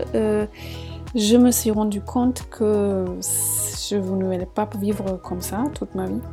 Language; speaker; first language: French; non-native, fluent; German